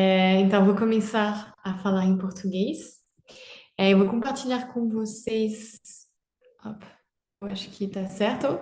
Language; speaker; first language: Portuguese; non-native, fluent; French